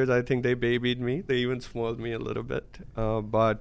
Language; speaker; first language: English; non-native, local second language; Gujarati